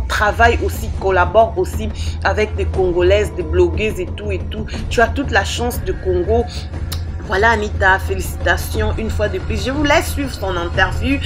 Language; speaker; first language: French; non-native, local second language; Lingala